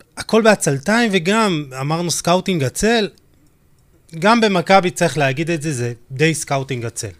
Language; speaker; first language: Hebrew; native; Hebrew